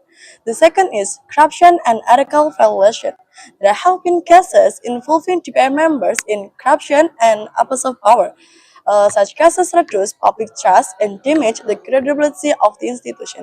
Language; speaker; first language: English; non-native, learner; Indonesian